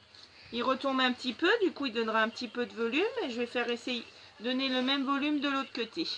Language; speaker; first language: French; native; French